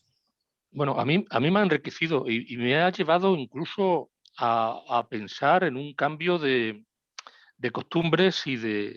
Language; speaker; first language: Spanish; native; Spanish